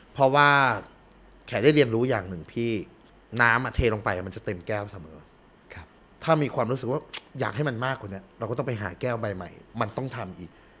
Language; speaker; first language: Thai; early bilingual, heritage; Thai